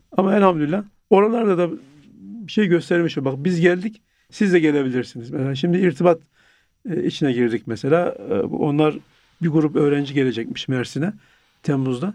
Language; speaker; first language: Turkish; native; Turkish